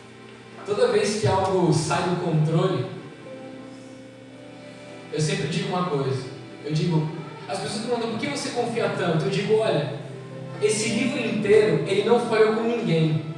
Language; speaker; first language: Portuguese; native; Portuguese